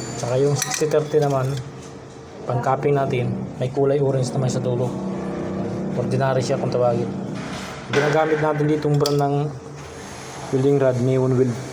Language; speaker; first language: Filipino; native; Filipino